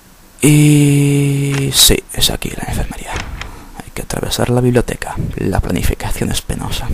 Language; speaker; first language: Spanish; native; Spanish